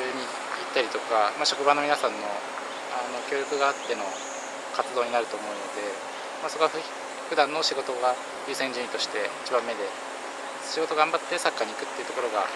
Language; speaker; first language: Japanese; native; Japanese